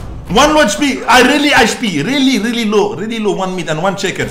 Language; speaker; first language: English; non-native, learner; French